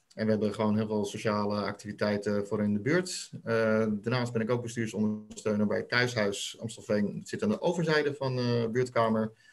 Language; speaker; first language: Dutch; native; Dutch